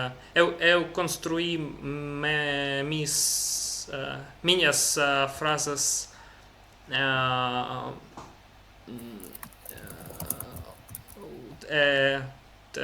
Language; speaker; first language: Portuguese; non-native, learner; Russian